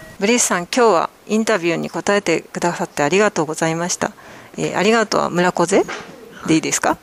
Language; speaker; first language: Japanese; native; Japanese